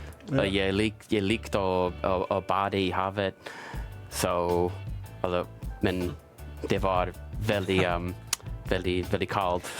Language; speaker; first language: Norwegian; non-native, learner; English